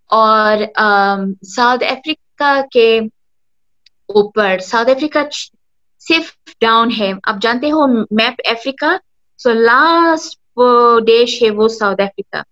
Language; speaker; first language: Hindi; early bilingual, heritage; Hindi